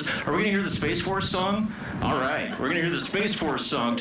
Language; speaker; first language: English; native; English